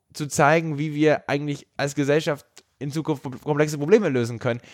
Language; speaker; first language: German; native; German